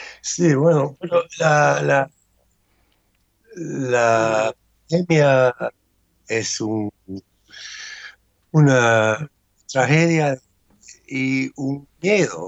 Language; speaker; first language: Spanish; non-native, fluent; English